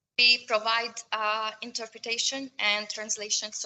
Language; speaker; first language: English; non-native, fluent; Arabic